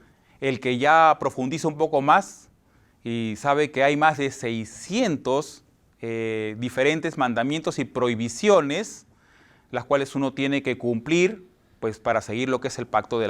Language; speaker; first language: Spanish; native; Spanish